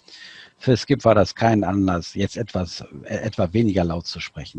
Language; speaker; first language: German; native; German